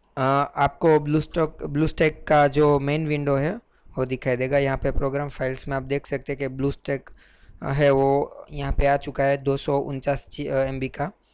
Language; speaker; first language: Hindi; non-native, local second language; Gujarati